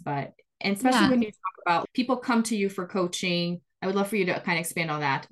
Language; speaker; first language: English; non-native, fluent; Portuguese